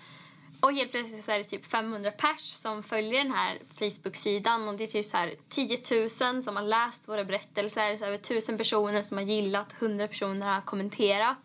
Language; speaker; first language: Swedish; native; Swedish